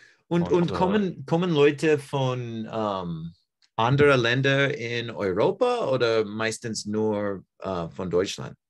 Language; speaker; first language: German; non-native, learner; English